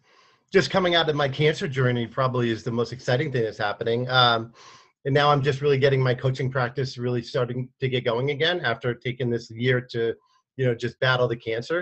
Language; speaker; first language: English; native; English